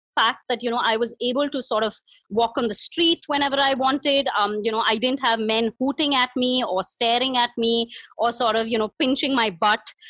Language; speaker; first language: English; non-native, local second language; Hindi